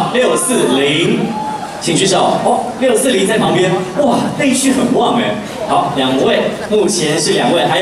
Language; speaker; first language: Chinese; native; Chinese